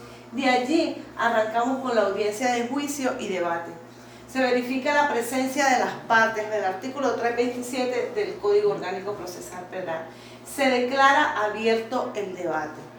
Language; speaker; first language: Spanish; native; Spanish